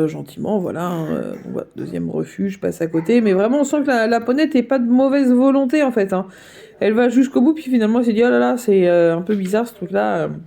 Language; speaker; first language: French; native; French